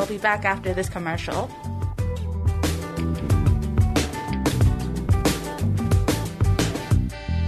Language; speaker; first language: English; native; English